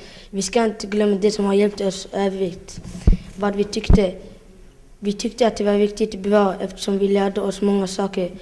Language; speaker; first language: Swedish; early bilingual, other home language; Somali